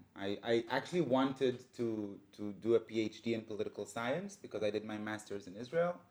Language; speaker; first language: English; non-native, fluent; Hebrew